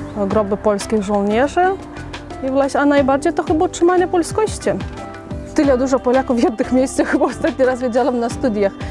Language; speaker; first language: Polish; early bilingual, heritage; Polish